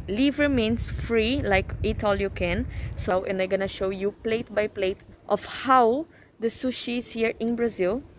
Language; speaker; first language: English; non-native, fluent; Portuguese